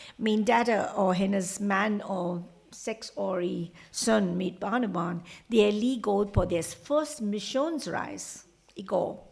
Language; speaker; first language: Danish; non-native, fluent; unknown